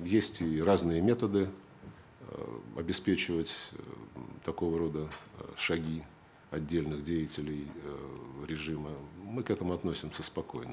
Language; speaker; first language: Russian; native; Russian